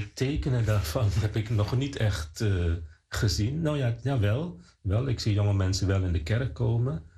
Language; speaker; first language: Dutch; non-native, fluent; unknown